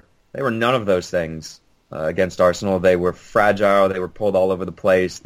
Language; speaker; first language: English; native; English